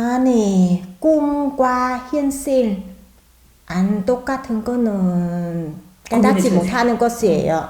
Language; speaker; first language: Korean; non-native, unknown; Vietnamese